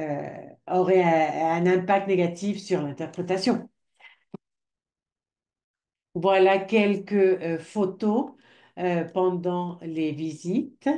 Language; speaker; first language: French; non-native, fluent; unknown